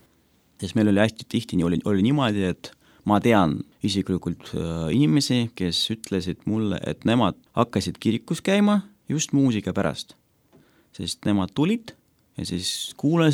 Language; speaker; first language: Estonian; non-native, local second language; Russian